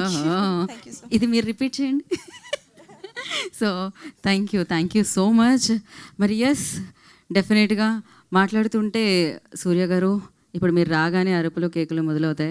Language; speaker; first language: Telugu; native; Telugu